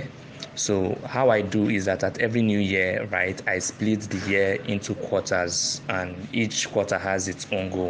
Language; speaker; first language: English; non-native, local second language; Igbo